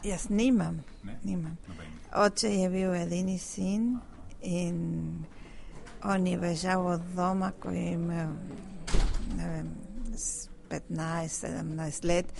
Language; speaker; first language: Slovenian; early bilingual, heritage; Spanish